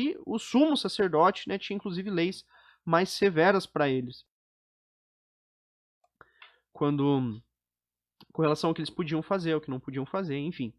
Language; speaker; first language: Portuguese; native; Portuguese